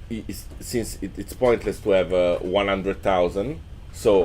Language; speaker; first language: English; non-native, fluent; Italian